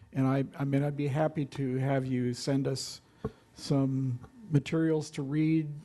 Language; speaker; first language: English; native; English